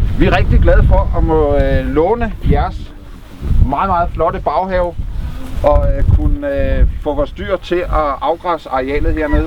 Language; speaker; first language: Danish; native; Danish